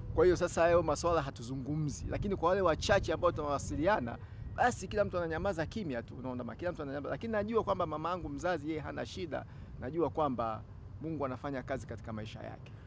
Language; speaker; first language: Swahili; native; Swahili